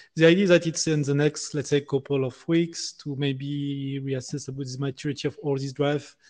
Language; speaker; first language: English; non-native, fluent; French